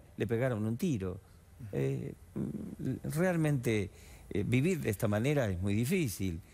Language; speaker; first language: Spanish; native; Spanish